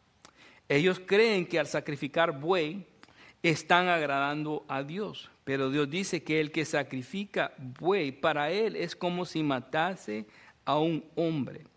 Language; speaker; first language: Spanish; native; Spanish